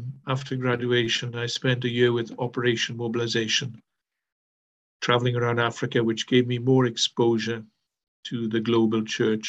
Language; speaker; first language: English; native; English